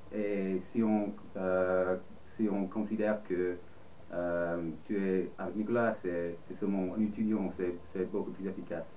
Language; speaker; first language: French; non-native, fluent; English